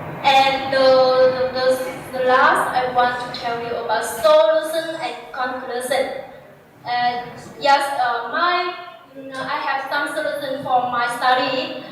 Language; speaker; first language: English; non-native, learner; Vietnamese